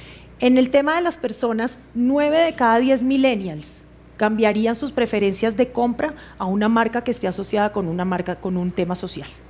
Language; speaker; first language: Spanish; native; Spanish